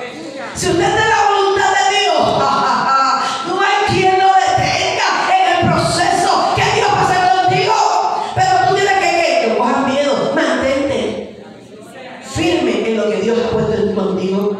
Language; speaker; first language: Spanish; native; Spanish